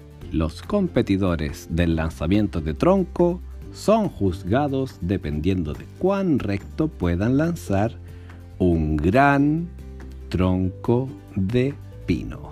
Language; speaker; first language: Spanish; native; Spanish